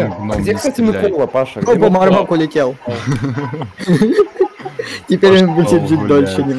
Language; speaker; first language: Russian; native; Russian